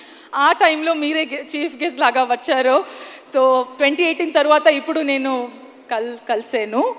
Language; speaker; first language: Telugu; non-native, learner; Kannada